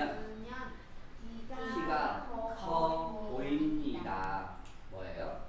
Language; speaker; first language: Korean; non-native, fluent; Vietnamese